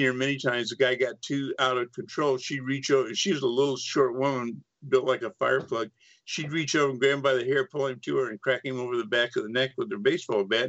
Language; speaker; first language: English; native; English